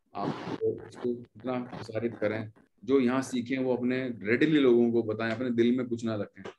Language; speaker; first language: Hindi; native; Hindi